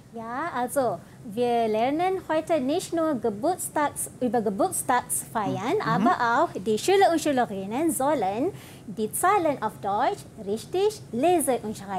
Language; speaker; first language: German; non-native, fluent; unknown